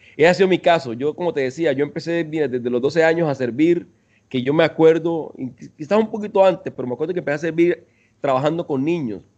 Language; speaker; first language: Spanish; native; Spanish